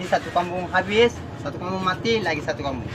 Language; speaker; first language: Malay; non-native, learner; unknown